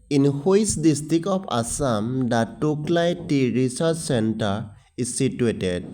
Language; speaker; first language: English; non-native, local second language; Assamese